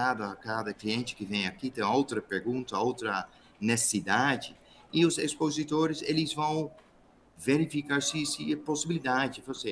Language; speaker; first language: Portuguese; non-native, fluent; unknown